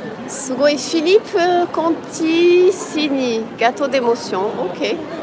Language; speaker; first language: French; native; French